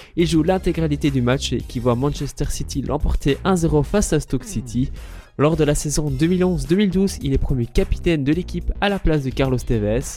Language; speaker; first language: French; native; French